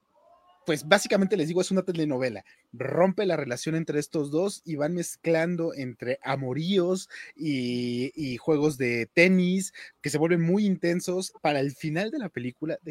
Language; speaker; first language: Spanish; native; Spanish